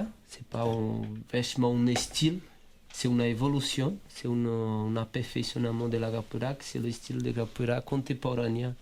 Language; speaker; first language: French; non-native, fluent; Portuguese